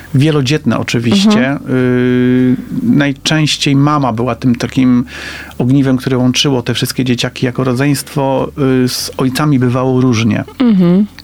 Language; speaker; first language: Polish; native; Polish